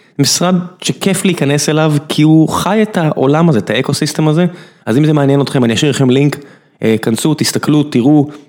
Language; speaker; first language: Hebrew; native; Hebrew